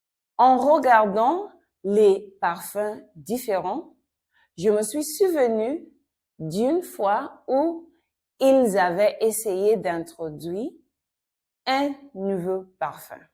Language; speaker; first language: French; non-native, fluent; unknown